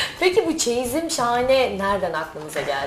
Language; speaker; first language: Turkish; native; Turkish